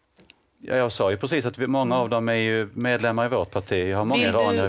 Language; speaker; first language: Swedish; native; Swedish